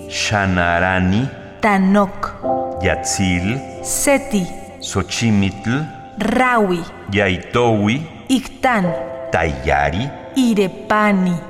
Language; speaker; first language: Spanish; non-native, local second language; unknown